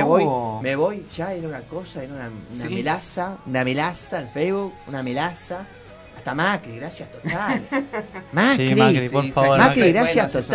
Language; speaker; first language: Spanish; native; Spanish